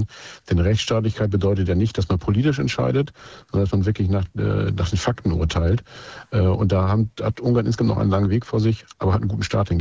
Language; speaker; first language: German; native; German